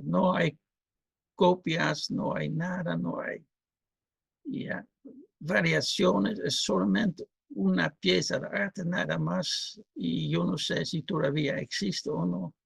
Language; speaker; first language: Spanish; non-native, fluent; Dutch